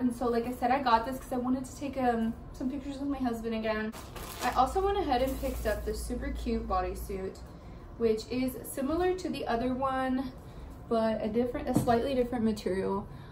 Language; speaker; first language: English; early bilingual, other home language; Spanish